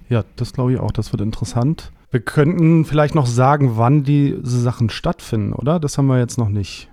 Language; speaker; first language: German; native; German